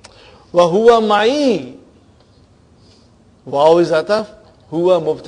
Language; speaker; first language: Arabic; non-native, fluent; Urdu